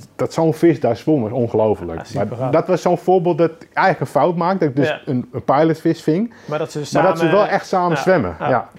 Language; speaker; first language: Dutch; native; Dutch